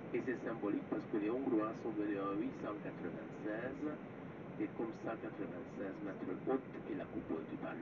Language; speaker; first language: French; non-native, fluent; Hungarian